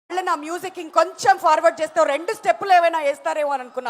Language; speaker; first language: Telugu; native; Telugu